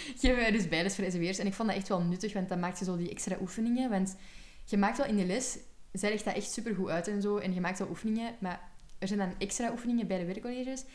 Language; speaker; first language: Dutch; native; Dutch